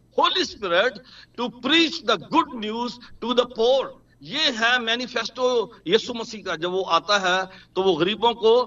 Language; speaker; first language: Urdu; non-native, local second language; Punjabi